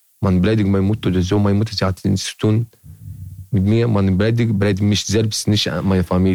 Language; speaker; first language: German; non-native, learner; Arabic